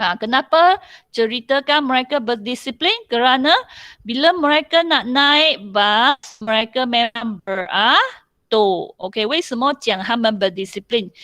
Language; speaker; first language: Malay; non-native, local second language; Chinese